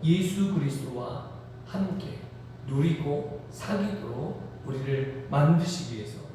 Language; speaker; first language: Korean; native; Korean